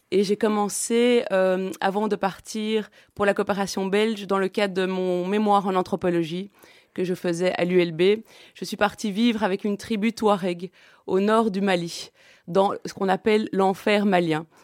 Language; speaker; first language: French; native; French